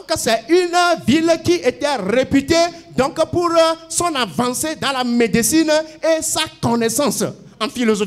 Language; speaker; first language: French; non-native, local second language; Ewe